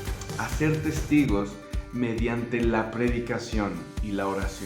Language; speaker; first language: Spanish; native; Spanish